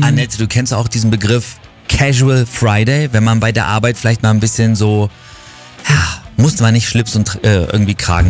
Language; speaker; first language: German; native; German